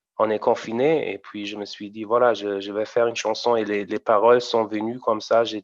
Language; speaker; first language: French; non-native, fluent; German